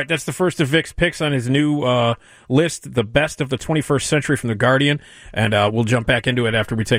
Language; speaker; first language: English; native; English